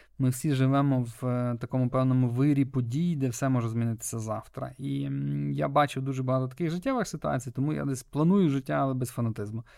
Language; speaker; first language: Ukrainian; native; Ukrainian